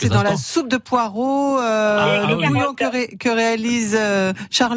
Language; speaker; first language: French; native; French